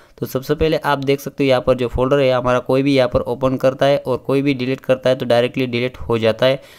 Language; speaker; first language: Hindi; non-native, local second language; Marathi